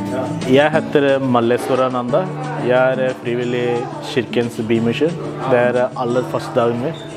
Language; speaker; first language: Norwegian; non-native, fluent; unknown